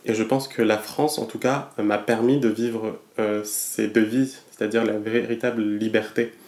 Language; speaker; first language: French; non-native, local second language; Malagasy